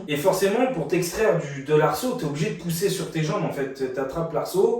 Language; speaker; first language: French; native; French